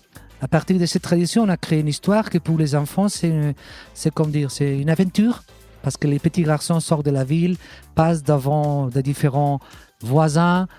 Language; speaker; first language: French; non-native, fluent; Catalan